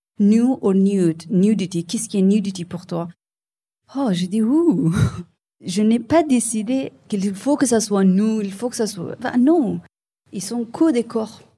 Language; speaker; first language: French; non-native, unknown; Persian